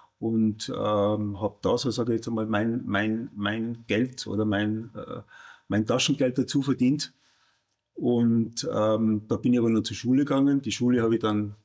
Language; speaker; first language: German; native; German